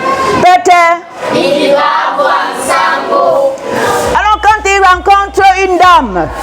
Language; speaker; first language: French; non-native, local second language; Duala